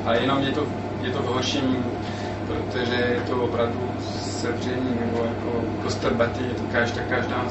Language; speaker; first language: Czech; non-native, fluent; French